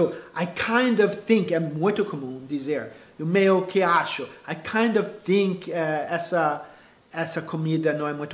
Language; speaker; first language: Portuguese; non-native, fluent; English